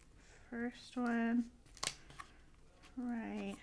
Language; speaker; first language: English; native; English